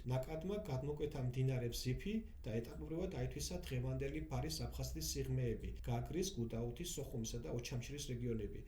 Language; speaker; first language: Georgian; native; Georgian